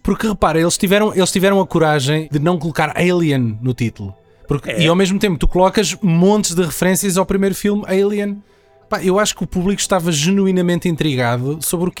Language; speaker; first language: Portuguese; native; Portuguese